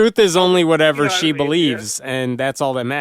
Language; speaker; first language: English; native; English